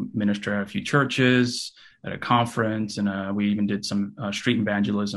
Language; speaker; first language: English; early bilingual, other home language; Russian